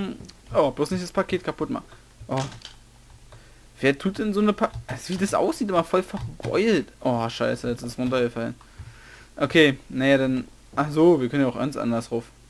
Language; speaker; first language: German; native; German